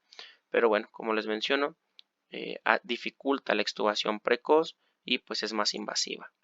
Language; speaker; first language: Spanish; native; Spanish